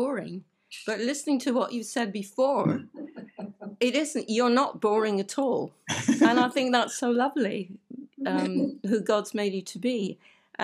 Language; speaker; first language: English; native; English